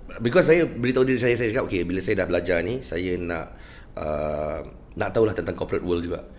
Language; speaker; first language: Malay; native; Malay